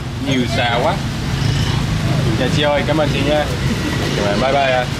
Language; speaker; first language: Vietnamese; non-native, learner; English